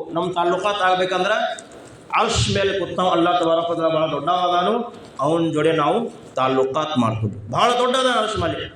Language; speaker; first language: Kannada; non-native, local second language; Urdu